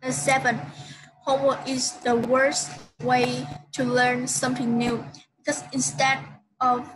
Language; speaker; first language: English; non-native, learner; Vietnamese